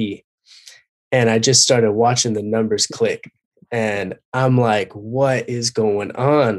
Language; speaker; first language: English; native; English